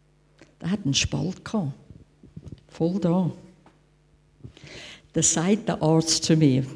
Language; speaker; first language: German; non-native, fluent; English